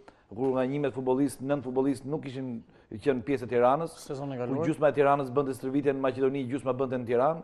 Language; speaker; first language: Albanian; native; Albanian